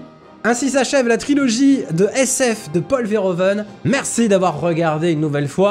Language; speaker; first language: French; native; French